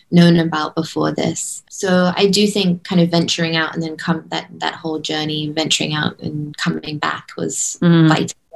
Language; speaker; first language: English; native; English